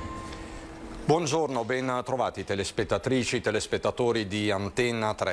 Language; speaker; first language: Italian; native; Italian